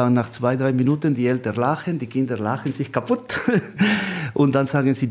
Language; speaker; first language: German; non-native, fluent; Spanish